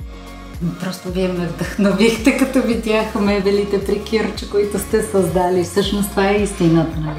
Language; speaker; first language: Bulgarian; native; Bulgarian